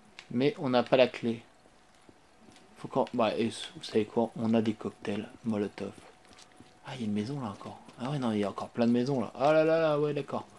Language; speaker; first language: French; native; French